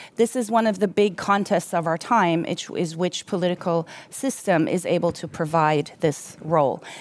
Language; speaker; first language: English; non-native, fluent; German